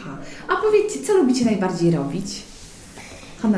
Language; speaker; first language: Polish; native; Polish